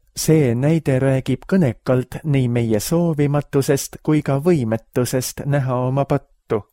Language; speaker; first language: Estonian; native; Estonian